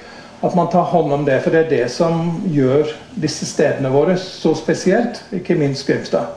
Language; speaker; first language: Norwegian; non-native, fluent; English